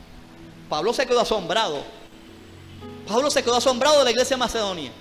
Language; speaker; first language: Spanish; native; Spanish